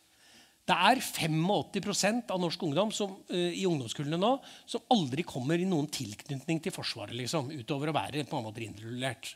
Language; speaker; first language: Norwegian; native; Norwegian